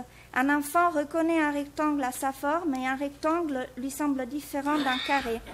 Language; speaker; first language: French; native; French